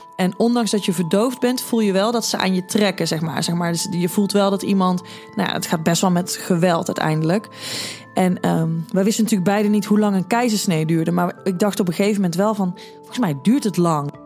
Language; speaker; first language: Dutch; native; Dutch